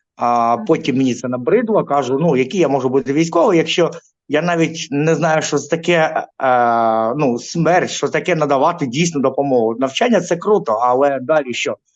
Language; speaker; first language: Ukrainian; non-native, local second language; Russian